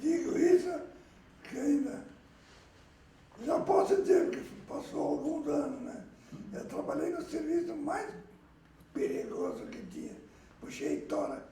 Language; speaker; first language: Portuguese; early bilingual, other home language; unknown